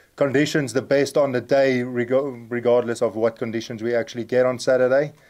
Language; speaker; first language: English; non-native, local second language; Afrikaans